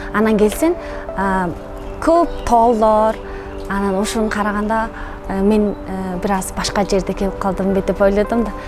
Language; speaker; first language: Kyrgyz; non-native, learner; Mongolian